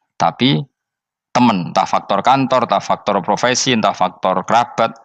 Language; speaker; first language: Malay; non-native, local second language; Javanese